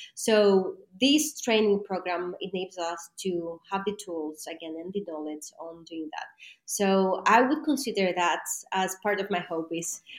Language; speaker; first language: English; non-native, fluent; Greek